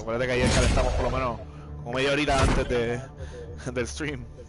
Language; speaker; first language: Spanish; early bilingual, heritage; Spanish